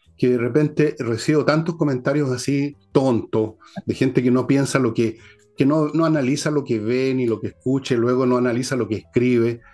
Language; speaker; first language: Spanish; native; Spanish